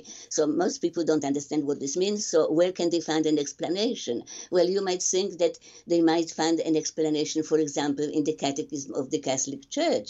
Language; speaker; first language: English; non-native, fluent; Polish